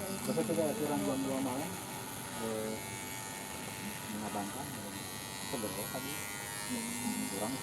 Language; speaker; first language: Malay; non-native, local second language; Sundanese